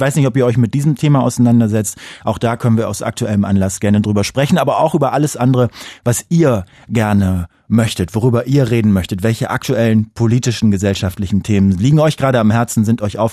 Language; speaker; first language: German; native; German